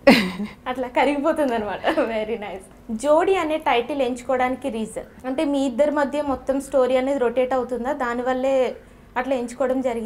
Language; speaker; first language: Telugu; native; Telugu